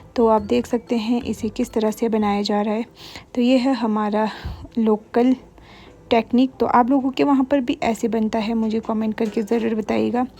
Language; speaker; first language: Hindi; non-native, local second language; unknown